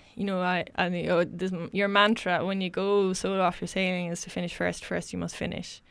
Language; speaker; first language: English; native; English